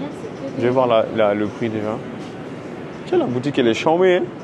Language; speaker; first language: French; native; French